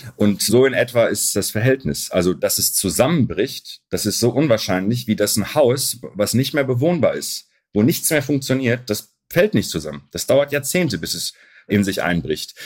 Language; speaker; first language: German; early bilingual, other home language; Arabic